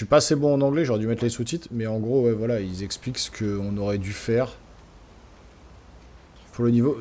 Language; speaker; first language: French; native; French